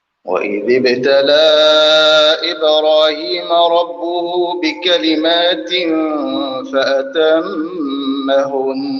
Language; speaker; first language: Arabic; native; Arabic